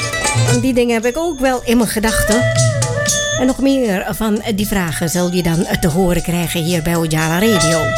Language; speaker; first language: Dutch; native; Dutch